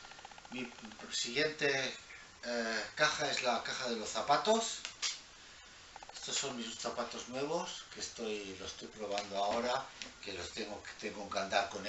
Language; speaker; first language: Spanish; early bilingual, heritage; Spanish